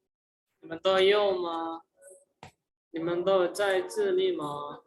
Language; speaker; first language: Chinese; non-native, fluent; Indonesian